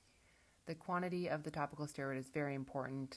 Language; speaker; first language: English; native; English